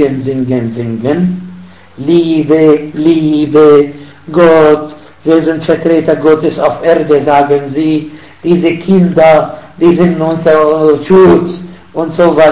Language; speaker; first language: German; non-native, fluent; Arabic